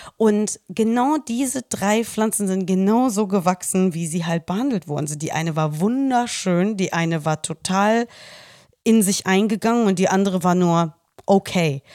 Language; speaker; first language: German; early bilingual, other home language; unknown